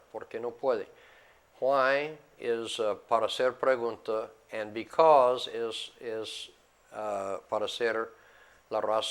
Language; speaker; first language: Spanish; non-native, fluent; English